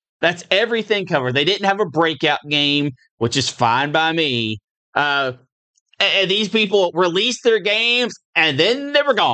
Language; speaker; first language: English; native; English